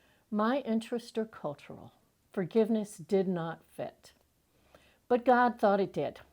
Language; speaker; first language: English; native; English